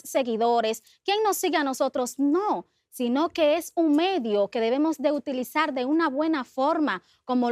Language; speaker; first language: Spanish; native; Spanish